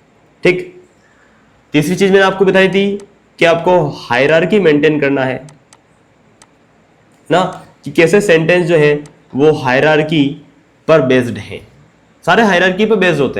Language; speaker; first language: Hindi; native; Hindi